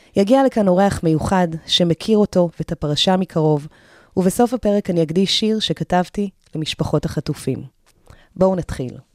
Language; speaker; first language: Hebrew; early bilingual, other home language; Amharic